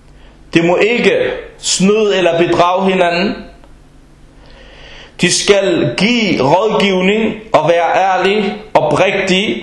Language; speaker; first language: Danish; early bilingual, other home language; Arabic